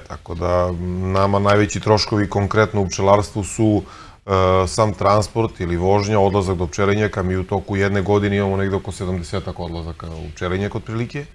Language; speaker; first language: Croatian; native; Croatian